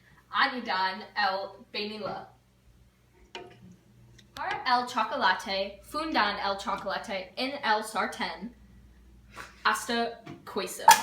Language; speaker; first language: Spanish; non-native, learner; English